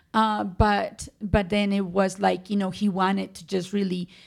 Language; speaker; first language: English; non-native, fluent; Spanish